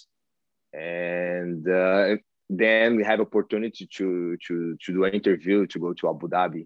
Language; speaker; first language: English; non-native, learner; Portuguese